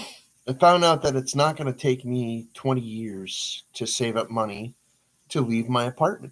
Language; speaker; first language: English; native; English